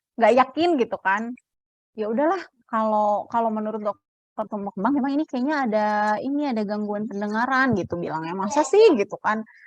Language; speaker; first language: Indonesian; native; Indonesian